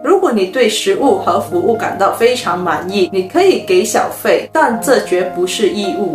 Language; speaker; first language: Chinese; native; Chinese